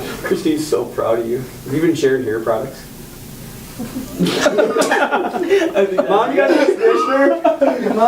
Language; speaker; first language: English; native; English